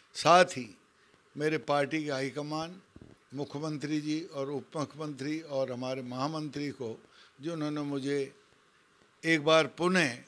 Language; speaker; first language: Hindi; native; Hindi